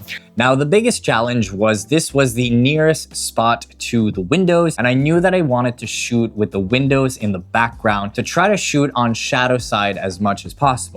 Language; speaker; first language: English; native; English